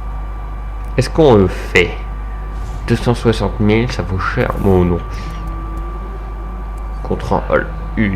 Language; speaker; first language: French; native; French